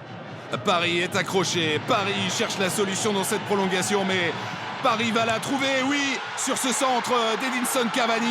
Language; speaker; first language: French; native; French